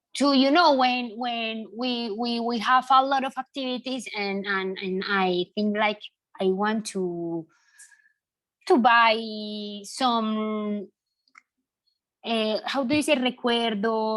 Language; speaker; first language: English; non-native, learner; Spanish